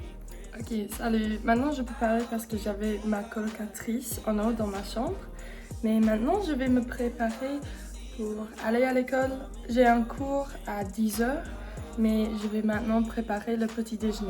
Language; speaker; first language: French; non-native, learner; English